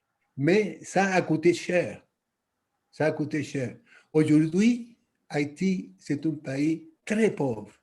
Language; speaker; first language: French; non-native, fluent; Spanish